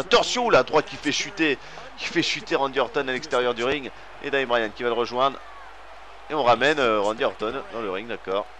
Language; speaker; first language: French; native; French